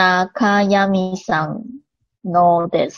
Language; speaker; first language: Japanese; non-native, learner; Chinese